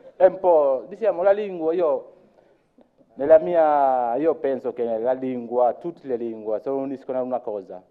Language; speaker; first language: Italian; non-native, learner; Luo (Kenya and Tanzania)